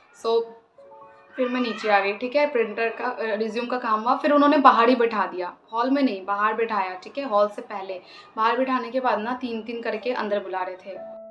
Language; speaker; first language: Hindi; non-native, local second language; Assamese